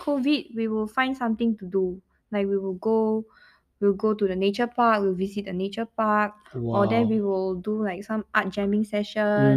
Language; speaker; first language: English; non-native, local second language; Chinese